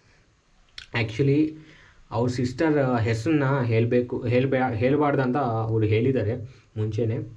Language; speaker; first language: Kannada; non-native, local second language; Telugu